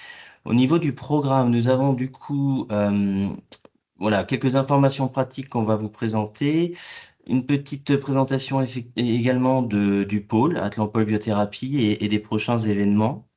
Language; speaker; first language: French; native; French